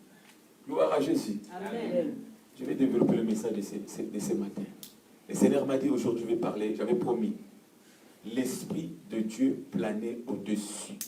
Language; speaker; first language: French; non-native, local second language; Lingala